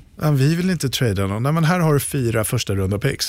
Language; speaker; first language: Swedish; native; Swedish